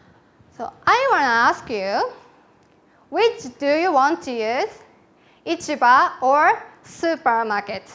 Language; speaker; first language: English; non-native, learner; Japanese